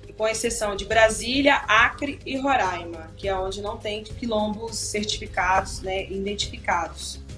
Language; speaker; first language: Portuguese; native; Portuguese